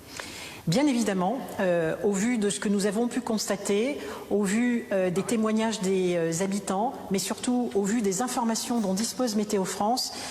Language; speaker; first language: French; native; French